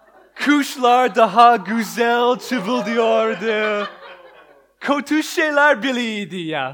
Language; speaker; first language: Turkish; non-native, learner; English